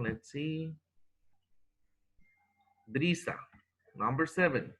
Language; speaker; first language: English; non-native, fluent; Spanish